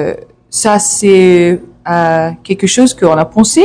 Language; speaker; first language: French; non-native, learner; English